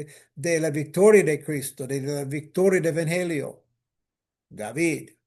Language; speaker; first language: Spanish; non-native, fluent; English